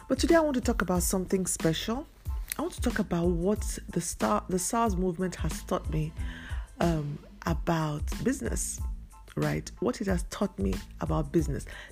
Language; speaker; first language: English; non-native, local second language; Yoruba